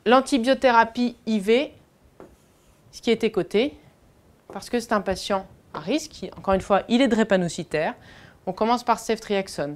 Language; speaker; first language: French; native; French